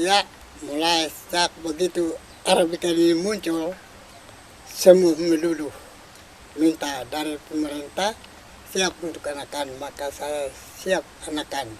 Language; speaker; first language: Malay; non-native, local second language; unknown